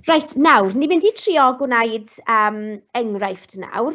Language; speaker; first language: Welsh; non-native, local second language; English